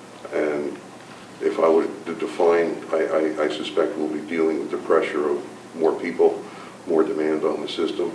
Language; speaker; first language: English; native; English